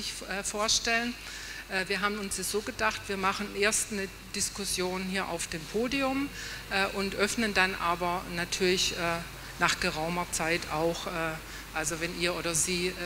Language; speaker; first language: German; native; German